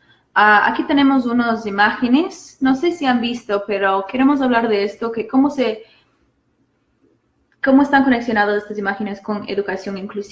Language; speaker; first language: Spanish; non-native, fluent; English